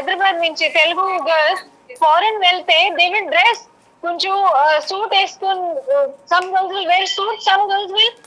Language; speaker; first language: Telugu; non-native, learner; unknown